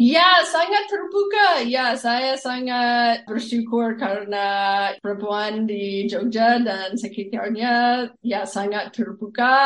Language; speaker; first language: Indonesian; non-native, fluent; English